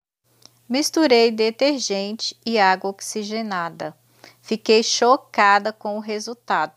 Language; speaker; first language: Portuguese; native; Portuguese